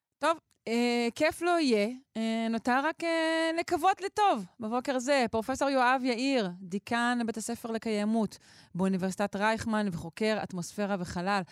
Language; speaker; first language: Hebrew; native; Hebrew